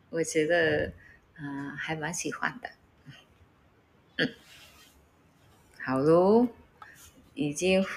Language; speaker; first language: Chinese; non-native, learner; Vietnamese